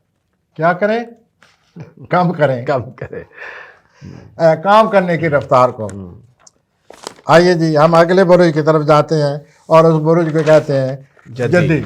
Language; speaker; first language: Urdu; native; Urdu